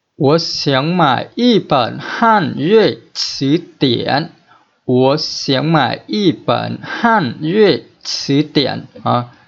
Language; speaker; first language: Chinese; non-native, fluent; Vietnamese